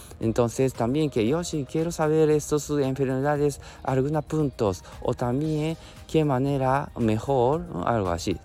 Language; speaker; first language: Spanish; non-native, learner; Japanese